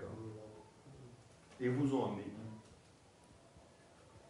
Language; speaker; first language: French; native; French